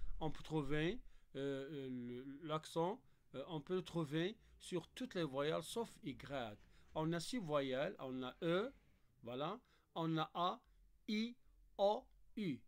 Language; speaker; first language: French; non-native, local second language; Arabic